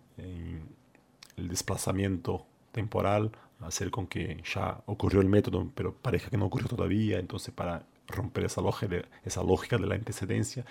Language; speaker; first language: Spanish; non-native, fluent; Portuguese